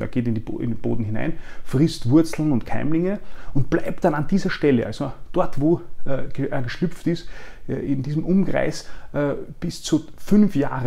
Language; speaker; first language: German; native; German